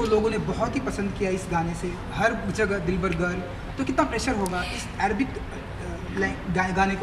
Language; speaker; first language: Hindi; native; Hindi